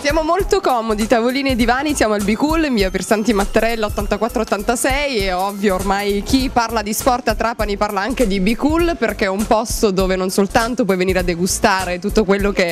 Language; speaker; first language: Italian; native; Italian